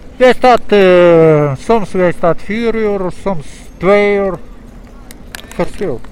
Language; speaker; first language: Dutch; non-native, learner; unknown